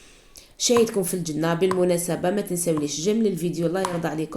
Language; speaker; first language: Arabic; native; Arabic